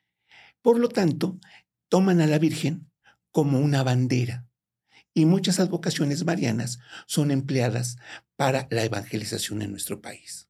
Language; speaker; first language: Spanish; native; Spanish